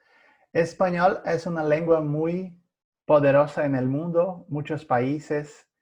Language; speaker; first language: Spanish; non-native, fluent; Portuguese